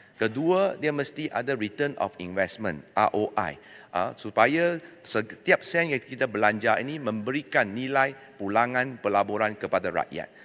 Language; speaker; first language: Malay; non-native, local second language; Chinese